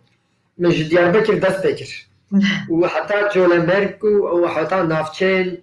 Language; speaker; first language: Kurdish; non-native, local second language; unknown